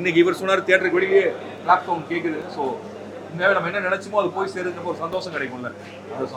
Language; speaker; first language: Tamil; native; Tamil